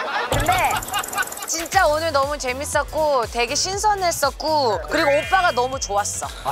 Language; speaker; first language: Korean; early bilingual, heritage; Korean